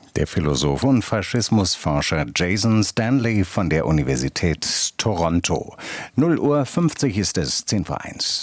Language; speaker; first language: German; native; German